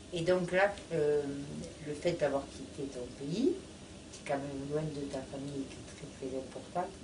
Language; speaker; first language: French; native; French